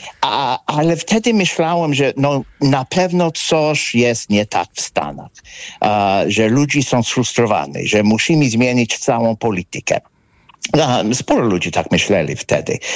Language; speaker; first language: Polish; non-native, fluent; English